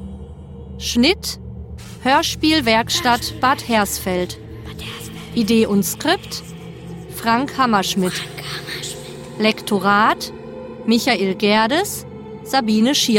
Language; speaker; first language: German; native; German